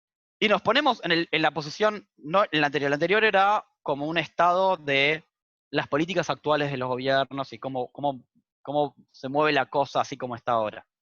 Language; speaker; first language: Spanish; native; Spanish